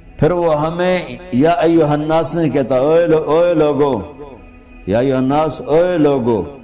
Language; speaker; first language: Urdu; non-native, local second language; Punjabi